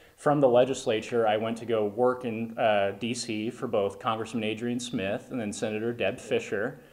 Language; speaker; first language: English; native; English